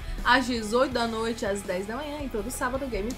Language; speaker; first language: Portuguese; native; Portuguese